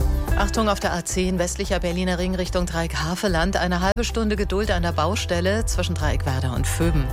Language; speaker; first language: German; native; German